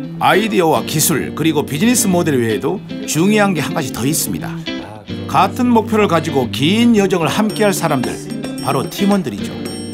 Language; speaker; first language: Korean; native; Korean